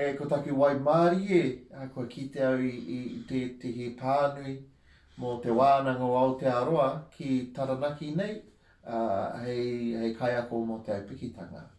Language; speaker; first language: Māori; non-native, local second language; English